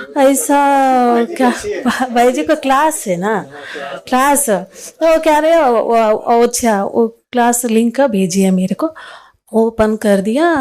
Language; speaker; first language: Hindi; non-native, local second language; Kannada